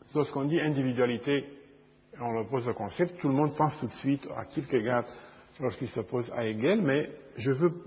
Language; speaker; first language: French; non-native, fluent; Romanian